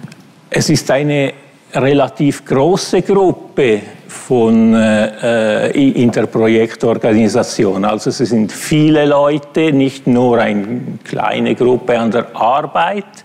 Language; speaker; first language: German; non-native, fluent; Italian